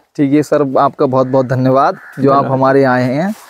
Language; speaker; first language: Hindi; native; Hindi